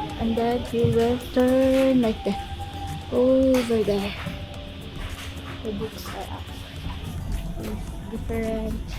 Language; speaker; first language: English; non-native, learner; Korean